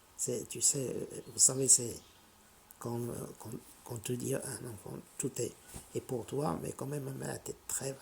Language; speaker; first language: French; non-native, local second language; Arabic